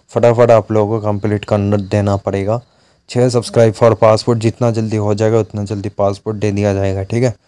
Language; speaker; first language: Hindi; non-native, local second language; Bangla